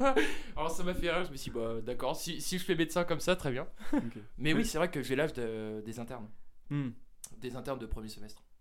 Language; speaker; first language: French; native; French